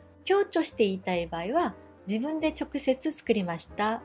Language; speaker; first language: Japanese; non-native, fluent; Korean